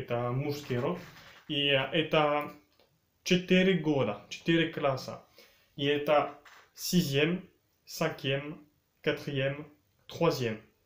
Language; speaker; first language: Russian; early bilingual, heritage; French